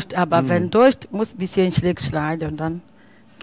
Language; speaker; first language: German; non-native, learner; Akan